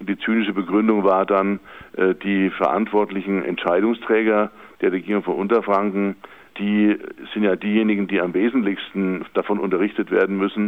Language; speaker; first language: German; native; German